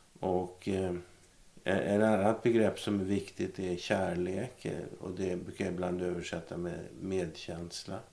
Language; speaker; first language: Swedish; native; Swedish